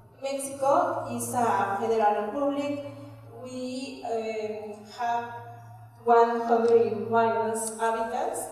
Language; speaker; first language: English; non-native, learner; Spanish